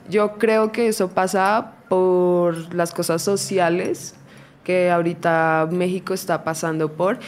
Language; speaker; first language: Spanish; native; Spanish